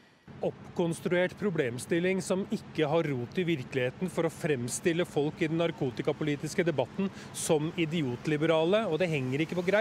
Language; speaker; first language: Norwegian; native; Norwegian